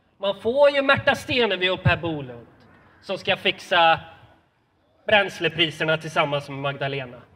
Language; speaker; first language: Swedish; native; Swedish